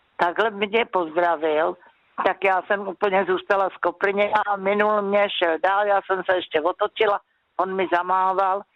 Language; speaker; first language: Czech; native; Czech